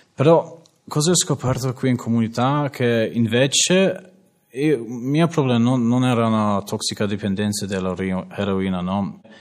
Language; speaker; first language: Italian; non-native, learner; English